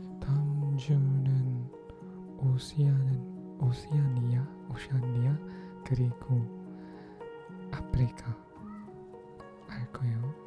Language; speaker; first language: Korean; non-native, learner; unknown